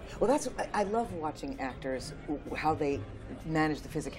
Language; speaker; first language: English; native; English